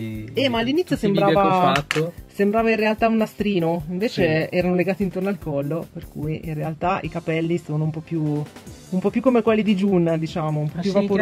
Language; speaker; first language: Italian; native; Italian